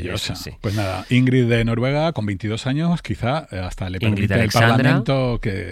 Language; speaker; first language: Spanish; native; Spanish